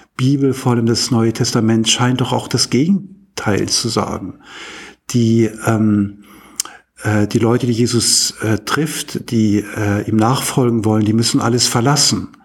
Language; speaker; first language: German; native; German